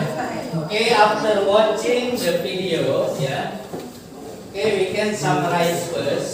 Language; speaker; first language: English; non-native, learner; Indonesian